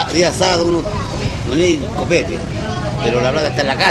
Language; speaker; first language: Spanish; native; Spanish